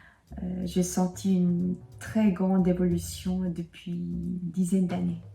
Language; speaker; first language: French; non-native, fluent; Korean